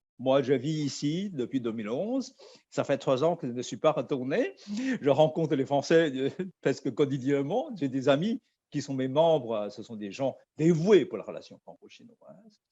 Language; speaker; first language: French; non-native, fluent; Chinese